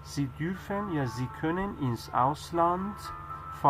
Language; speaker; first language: German; non-native, fluent; Persian